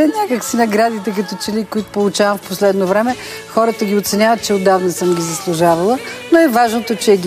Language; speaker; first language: Bulgarian; native; Bulgarian